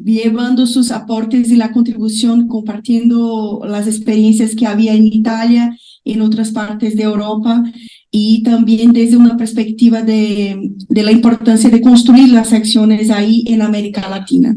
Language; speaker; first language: Spanish; non-native, fluent; Portuguese